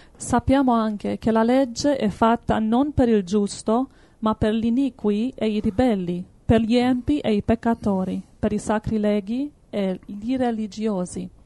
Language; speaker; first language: Italian; native; Italian